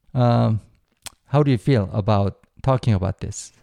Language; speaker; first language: English; non-native, fluent; Korean